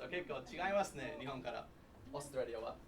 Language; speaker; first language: Japanese; non-native, learner; English